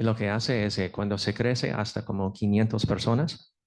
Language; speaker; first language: Spanish; non-native, fluent; English